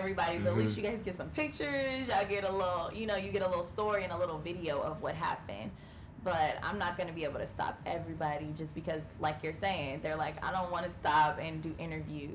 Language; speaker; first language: English; native; English